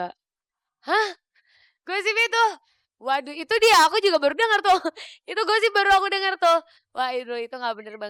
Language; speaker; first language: Indonesian; native; Indonesian